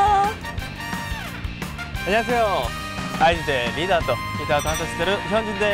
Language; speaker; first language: Japanese; non-native, learner; Korean